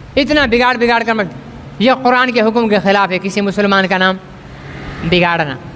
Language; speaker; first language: Urdu; non-native, local second language; Sindhi